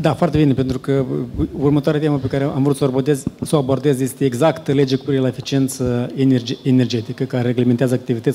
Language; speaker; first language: Romanian; native; Romanian